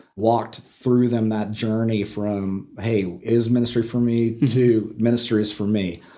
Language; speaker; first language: English; native; English